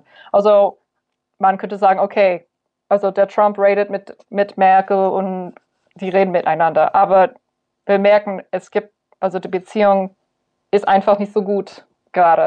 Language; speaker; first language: German; non-native, fluent; English